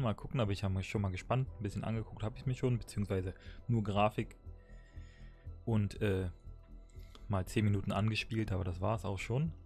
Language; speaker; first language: German; native; German